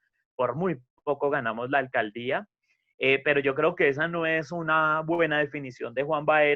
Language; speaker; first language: Spanish; native; Spanish